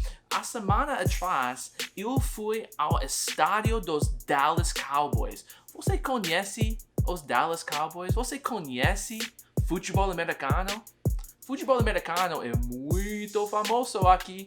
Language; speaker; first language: Portuguese; non-native, learner; English